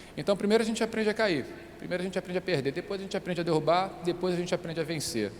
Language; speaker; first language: Portuguese; native; Portuguese